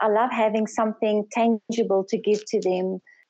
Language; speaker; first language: English; non-native, local second language; Afrikaans